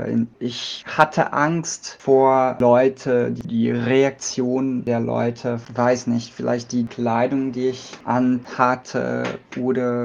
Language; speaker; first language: German; non-native, learner; Portuguese